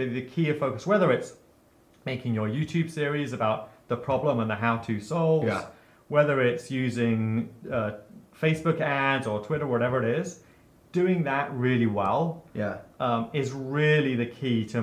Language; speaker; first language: English; native; English